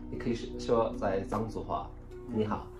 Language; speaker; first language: Chinese; non-native, learner; Turkish